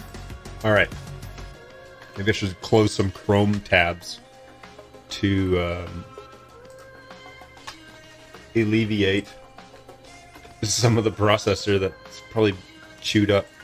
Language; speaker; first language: English; native; English